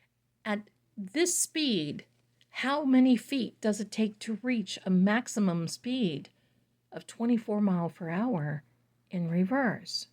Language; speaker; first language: English; native; English